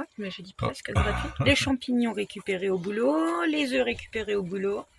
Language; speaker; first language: French; native; French